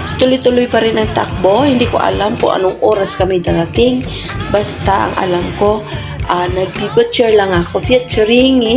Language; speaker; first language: Filipino; non-native, local second language; Cebuano